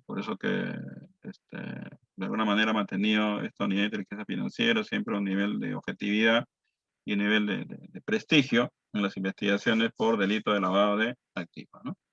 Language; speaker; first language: Spanish; native; Spanish